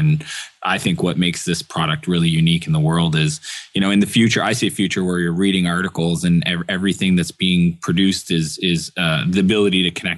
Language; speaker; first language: English; native; English